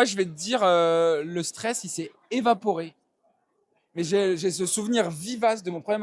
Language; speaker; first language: French; native; French